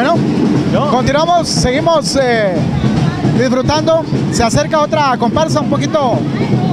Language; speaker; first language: Spanish; native; Spanish